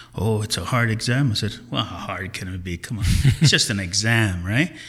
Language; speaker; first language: English; early bilingual, other home language; Italian